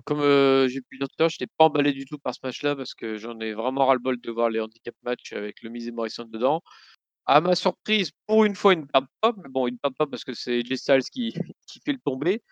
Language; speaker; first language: French; native; French